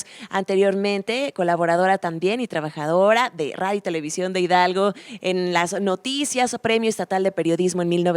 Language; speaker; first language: Spanish; native; Spanish